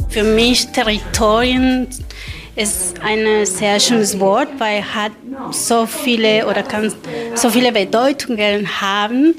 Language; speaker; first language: German; non-native, learner; Spanish